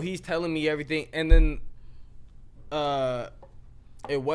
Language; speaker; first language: English; native; English